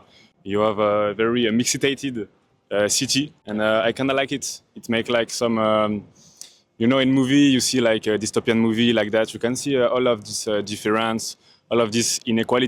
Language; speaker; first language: English; non-native, learner; French